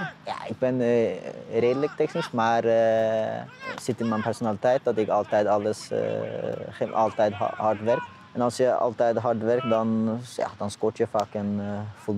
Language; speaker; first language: Dutch; non-native, fluent; Norwegian